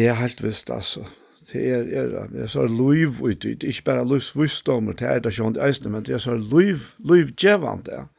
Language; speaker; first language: Danish; non-native, local second language; Faroese